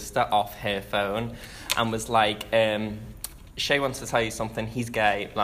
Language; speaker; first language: English; native; English